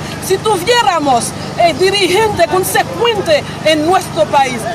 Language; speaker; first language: Spanish; non-native, local second language; Haitian Creole